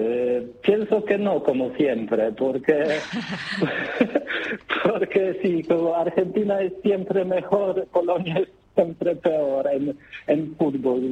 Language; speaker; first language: Spanish; non-native, learner; Polish